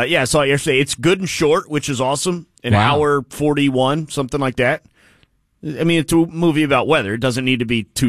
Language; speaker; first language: English; native; English